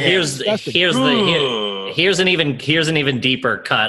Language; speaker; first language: English; native; English